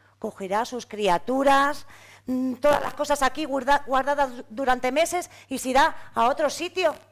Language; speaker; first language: Spanish; native; Spanish